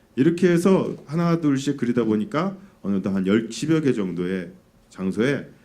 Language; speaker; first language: Korean; native; Korean